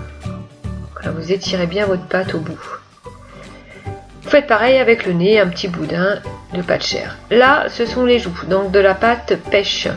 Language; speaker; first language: French; native; French